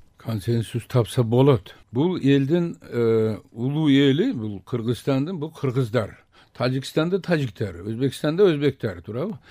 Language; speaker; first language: Kyrgyz; non-native, local second language; Tajik